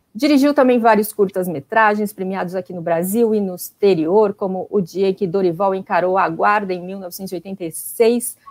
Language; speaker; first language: Portuguese; native; Portuguese